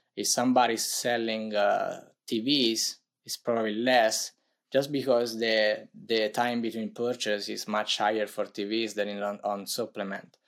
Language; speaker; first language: English; non-native, fluent; Italian